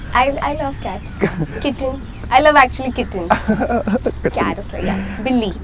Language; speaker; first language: English; non-native, local second language; Hindi